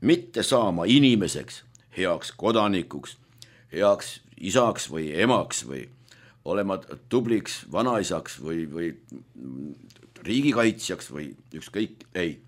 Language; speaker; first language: Estonian; native; Estonian